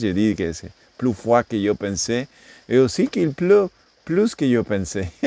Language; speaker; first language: French; non-native, learner; English